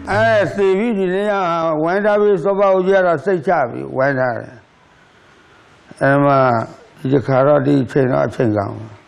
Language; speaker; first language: Burmese; non-native, local second language; Karen languages